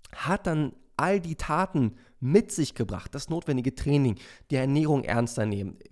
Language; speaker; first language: German; native; German